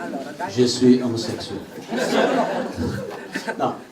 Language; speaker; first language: French; non-native, learner; Italian